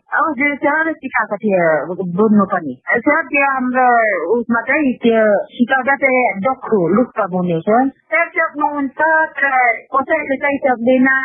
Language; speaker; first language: Nepali; non-native, local second language; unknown